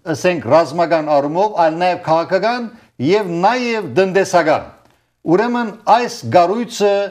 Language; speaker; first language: Armenian; early bilingual, heritage; Armenian